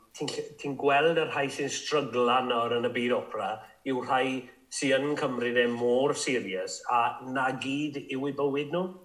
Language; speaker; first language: Welsh; native; Welsh